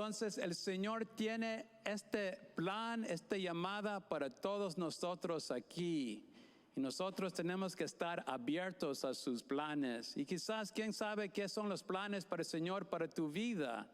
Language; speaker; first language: Spanish; non-native, fluent; English